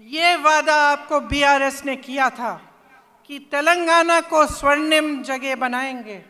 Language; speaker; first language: Hindi; native; Hindi